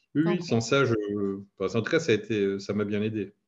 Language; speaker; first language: French; native; French